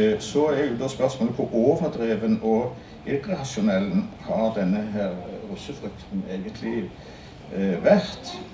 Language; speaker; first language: Norwegian; native; Norwegian